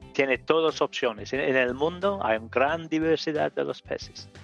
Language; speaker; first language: Spanish; non-native, learner; English